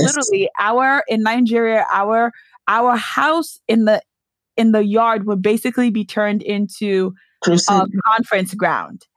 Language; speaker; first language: English; early bilingual, other home language; Yoruba